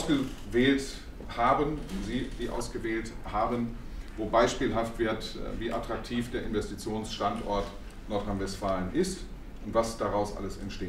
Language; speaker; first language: German; native; German